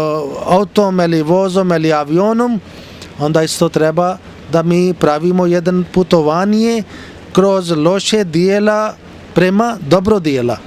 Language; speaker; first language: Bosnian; non-native, learner; Urdu